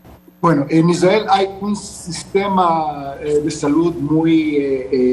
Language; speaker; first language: Spanish; non-native, fluent; Hebrew